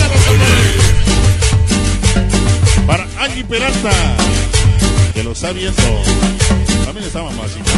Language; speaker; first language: Spanish; native; Spanish